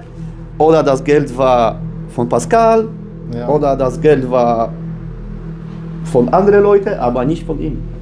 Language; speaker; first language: German; non-native, learner; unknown